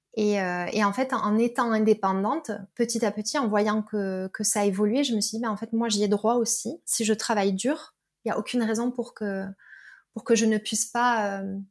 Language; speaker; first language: French; native; French